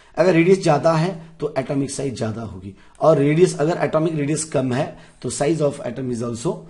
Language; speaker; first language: Hindi; non-native, local second language; Marathi